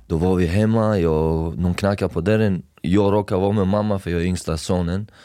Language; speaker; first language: Swedish; early bilingual, other home language; Persian